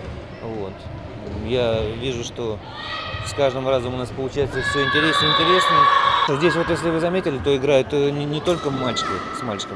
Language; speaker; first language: Russian; native; Russian